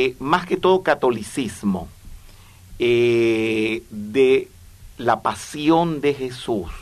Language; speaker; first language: Spanish; native; Spanish